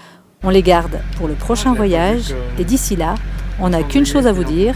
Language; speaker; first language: French; native; French